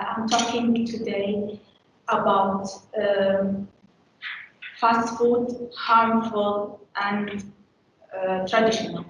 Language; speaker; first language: English; non-native, learner; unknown